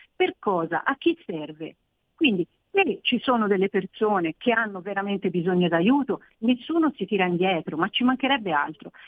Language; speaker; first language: Italian; native; Italian